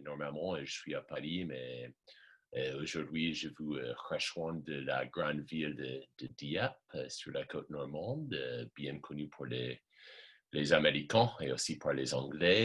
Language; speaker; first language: French; non-native, fluent; English